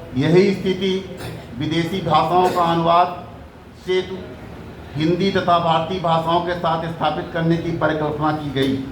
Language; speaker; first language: Hindi; native; Hindi